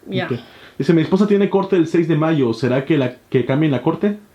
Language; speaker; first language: Spanish; native; Spanish